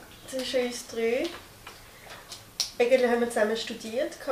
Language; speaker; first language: German; non-native, local second language; French